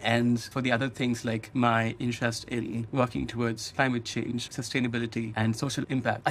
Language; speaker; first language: English; non-native, local second language; Hindi